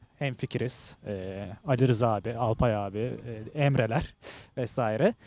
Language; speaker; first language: Turkish; native; Turkish